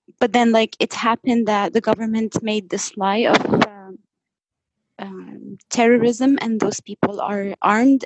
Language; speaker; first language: English; non-native, fluent; Arabic